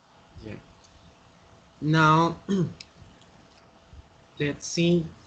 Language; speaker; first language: English; non-native, learner; Spanish